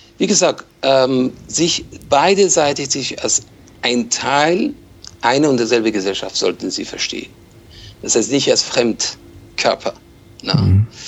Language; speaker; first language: German; non-native, fluent; Persian